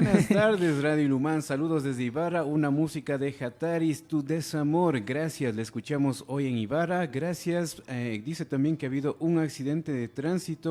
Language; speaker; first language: Spanish; non-native, local second language; Quechua